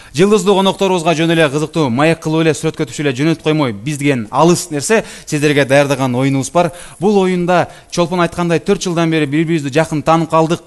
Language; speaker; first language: Kyrgyz; native; Kyrgyz